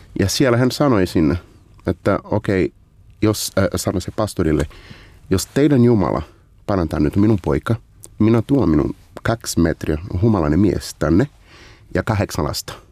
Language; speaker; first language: Finnish; non-native, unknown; Portuguese